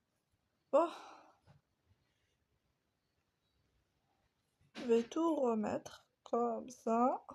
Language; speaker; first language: French; native; French